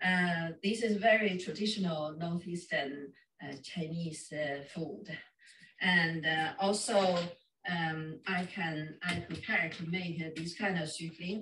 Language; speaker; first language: English; non-native, fluent; Chinese